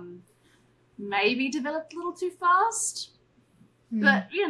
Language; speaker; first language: English; native; English